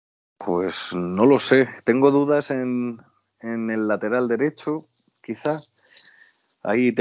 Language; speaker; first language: Spanish; native; Spanish